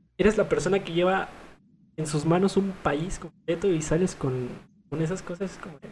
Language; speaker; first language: Spanish; native; Spanish